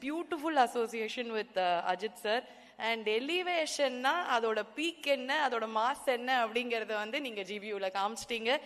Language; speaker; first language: Tamil; native; Tamil